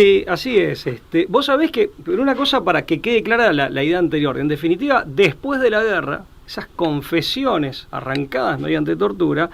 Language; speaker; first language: Spanish; native; Spanish